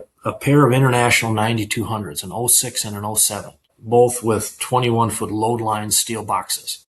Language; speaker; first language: English; native; English